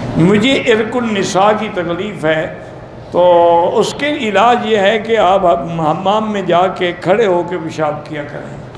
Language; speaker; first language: Urdu; early bilingual, heritage; Urdu